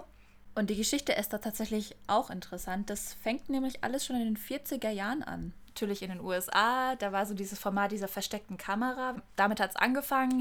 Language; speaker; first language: German; native; German